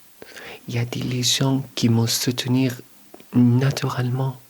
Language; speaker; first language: French; early bilingual, other home language; Arabic